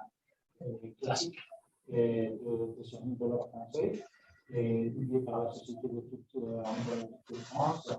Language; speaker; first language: French; non-native, fluent; Spanish